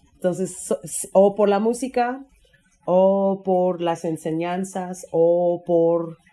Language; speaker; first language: Spanish; non-native, fluent; English